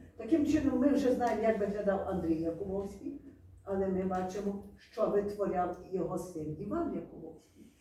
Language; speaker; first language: Ukrainian; native; Ukrainian